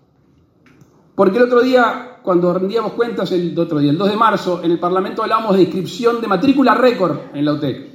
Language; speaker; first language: Spanish; native; Spanish